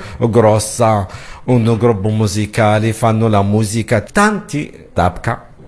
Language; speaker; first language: Italian; non-native, learner; Arabic